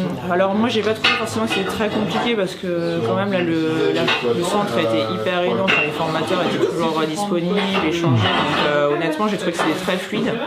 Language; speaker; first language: French; native; French